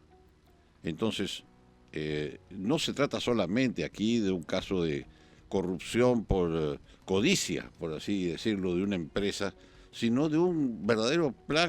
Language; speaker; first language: Spanish; native; Spanish